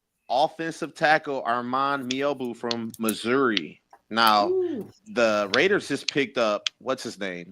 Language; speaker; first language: English; native; English